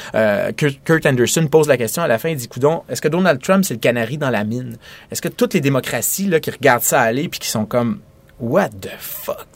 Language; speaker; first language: French; native; French